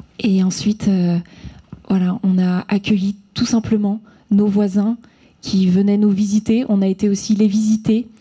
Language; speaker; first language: French; native; French